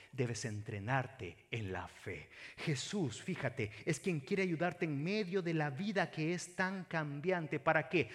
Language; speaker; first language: Spanish; native; Spanish